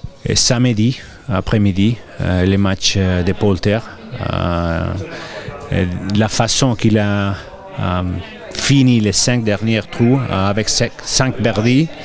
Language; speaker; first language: French; non-native, fluent; Spanish